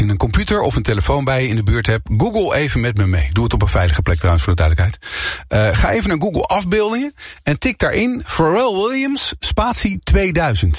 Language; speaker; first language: Dutch; native; Dutch